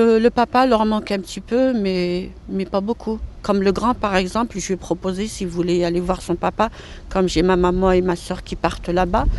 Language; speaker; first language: French; non-native, local second language; Arabic